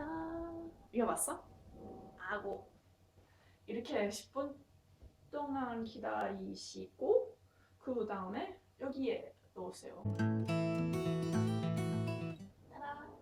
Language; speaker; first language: Korean; non-native, learner; English